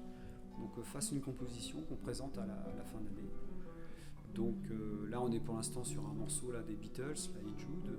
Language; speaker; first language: French; native; French